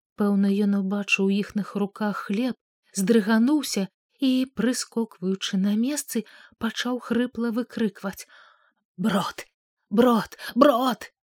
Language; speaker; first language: Belarusian; native; Belarusian